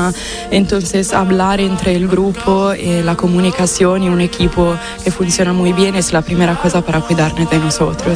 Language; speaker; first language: Spanish; non-native, fluent; Italian